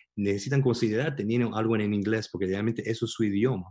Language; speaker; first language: Spanish; early bilingual, heritage; Spanish